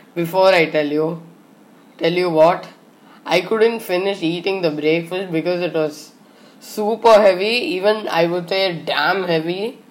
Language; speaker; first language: English; non-native, local second language; Tamil